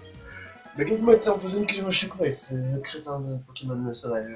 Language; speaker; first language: French; native; French